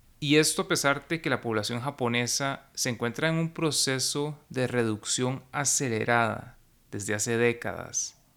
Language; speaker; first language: Spanish; native; Spanish